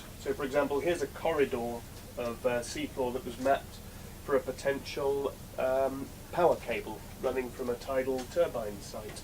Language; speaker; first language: English; native; English